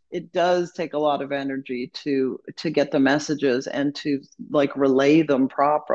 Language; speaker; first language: English; native; English